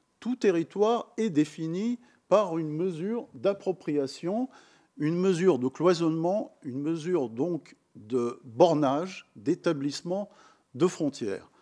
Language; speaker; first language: French; non-native, fluent; Croatian